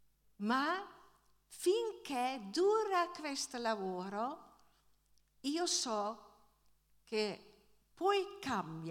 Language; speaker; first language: Italian; non-native, fluent; Dutch